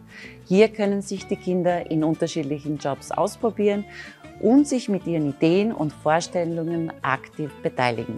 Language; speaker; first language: German; native; German